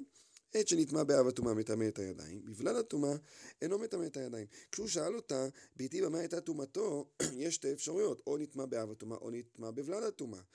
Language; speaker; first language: Hebrew; native; Hebrew